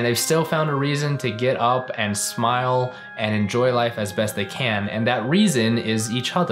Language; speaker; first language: English; native; English